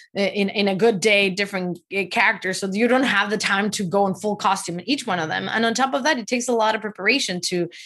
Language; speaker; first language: English; non-native, fluent; Spanish